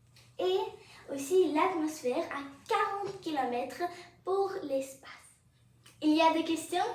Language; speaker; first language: French; non-native, fluent; English